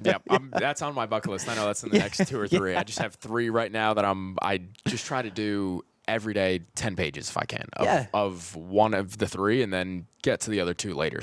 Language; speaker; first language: English; early bilingual, heritage; Persian